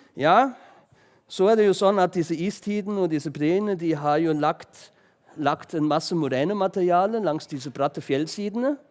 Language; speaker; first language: Norwegian; non-native, fluent; German